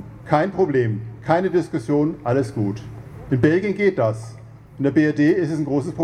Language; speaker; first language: German; native; German